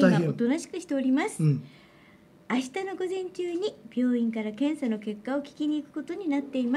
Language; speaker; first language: Japanese; native; Japanese